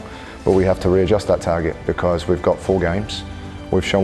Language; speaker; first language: English; native; English